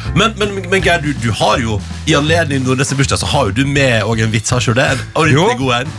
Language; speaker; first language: Norwegian; native; Norwegian